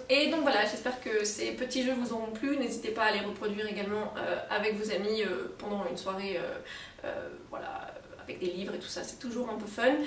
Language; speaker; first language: French; native; French